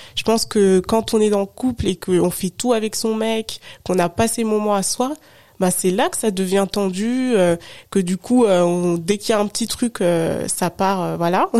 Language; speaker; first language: French; native; French